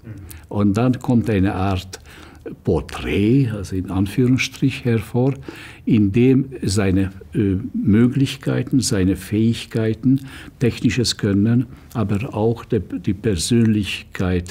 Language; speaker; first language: German; non-native, fluent; Hungarian